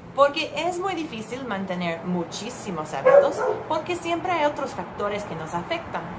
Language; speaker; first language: Spanish; non-native, fluent; English